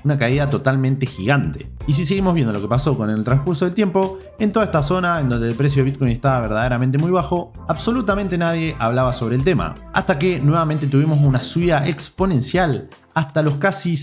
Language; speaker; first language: Spanish; native; Spanish